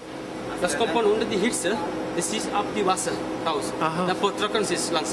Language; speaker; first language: German; non-native, learner; Sinhala